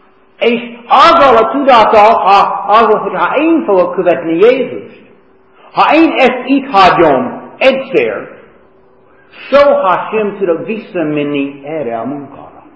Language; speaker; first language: Hungarian; non-native, fluent; English